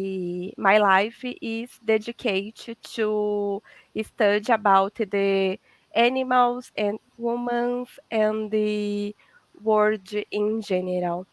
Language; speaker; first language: English; non-native, learner; Portuguese